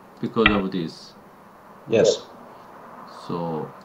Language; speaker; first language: English; non-native, learner; Korean